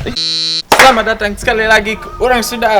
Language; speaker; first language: Indonesian; non-native, local second language; English